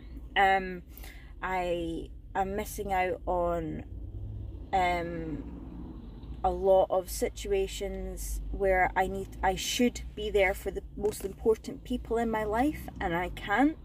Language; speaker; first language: English; native; English